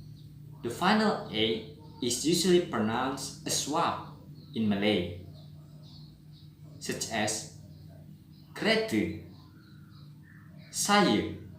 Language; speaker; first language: English; non-native, learner; Indonesian